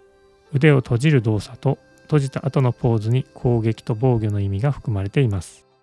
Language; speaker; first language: Japanese; native; Japanese